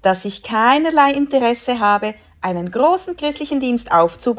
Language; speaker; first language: German; native; German